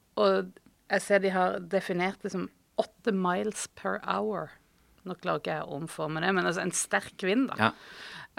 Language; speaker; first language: Norwegian; native; Norwegian